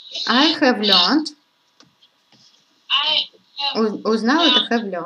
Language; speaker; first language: English; non-native, learner; Russian